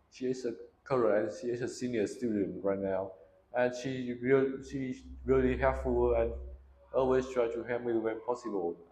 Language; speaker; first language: English; non-native, learner; Vietnamese